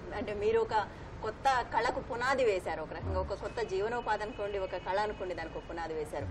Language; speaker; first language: Telugu; native; Telugu